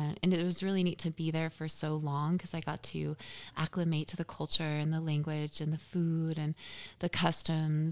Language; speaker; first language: English; native; English